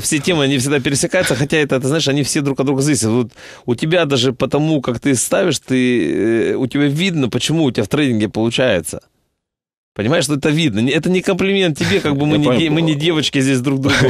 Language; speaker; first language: Russian; native; Russian